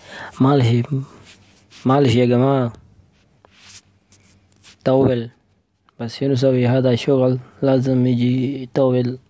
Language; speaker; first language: Arabic; non-native, learner; Urdu